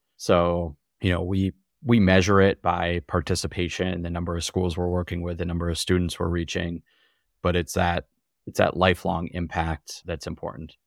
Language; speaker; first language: English; native; English